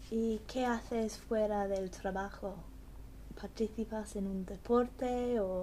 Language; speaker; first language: Spanish; non-native, learner; English